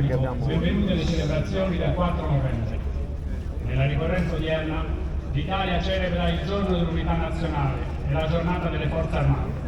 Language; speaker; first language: Italian; native; Italian